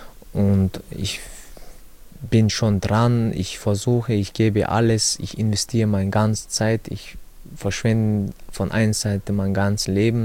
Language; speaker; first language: German; early bilingual, other home language; Chechen